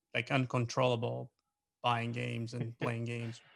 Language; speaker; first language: English; non-native, fluent; Portuguese